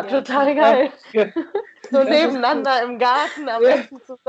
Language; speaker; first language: German; native; German